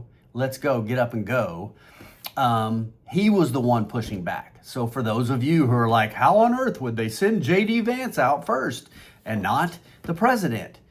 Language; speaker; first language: English; native; English